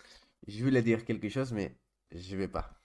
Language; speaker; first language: French; non-native, learner; Spanish